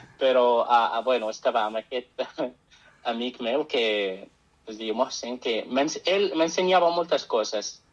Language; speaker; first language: Catalan; non-native, fluent; Arabic